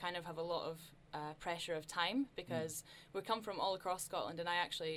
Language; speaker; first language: English; native; English